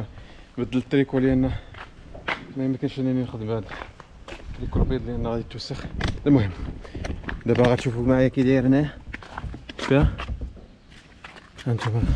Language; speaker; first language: Arabic; native; Arabic